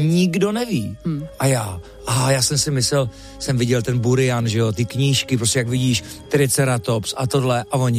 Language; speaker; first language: Czech; native; Czech